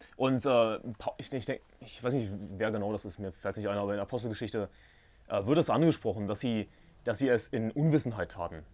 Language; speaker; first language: German; native; German